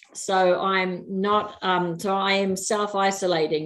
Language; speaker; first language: English; native; English